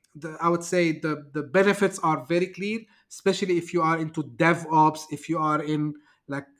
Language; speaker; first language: English; non-native, fluent; Turkish